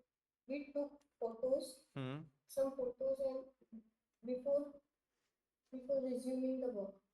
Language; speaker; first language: English; non-native, learner; Hindi